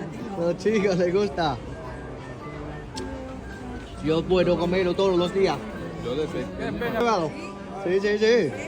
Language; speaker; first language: Spanish; non-native, fluent; Vietnamese